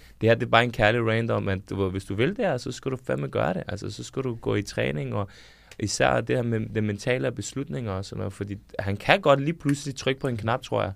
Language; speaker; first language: Danish; early bilingual, other home language; Serbian